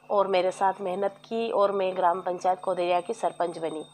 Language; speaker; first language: Hindi; native; Hindi